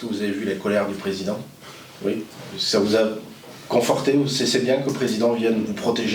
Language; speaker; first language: French; native; French